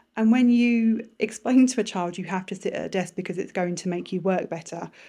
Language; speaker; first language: English; native; English